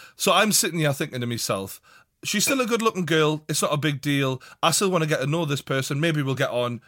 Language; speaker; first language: English; native; English